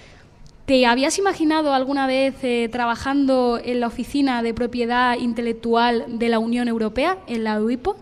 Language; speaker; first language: Spanish; native; Spanish